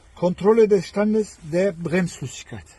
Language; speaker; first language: German; non-native, fluent; Turkish